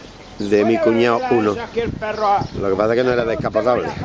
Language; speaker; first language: Spanish; native; Spanish